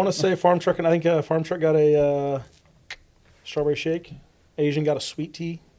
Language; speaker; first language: English; native; English